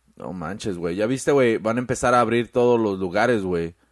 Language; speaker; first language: Spanish; early bilingual, heritage; Spanish